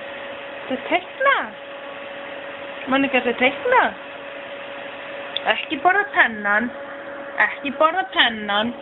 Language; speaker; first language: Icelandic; non-native, learner; English